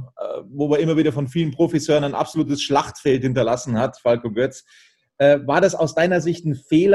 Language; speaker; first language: German; native; German